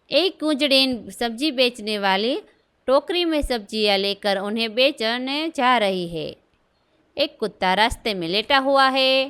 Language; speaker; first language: Hindi; non-native, local second language; Gujarati